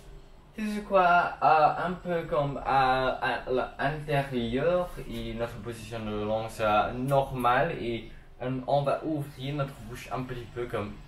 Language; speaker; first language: French; non-native, learner; English